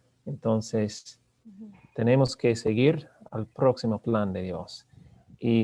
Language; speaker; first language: Spanish; non-native, learner; English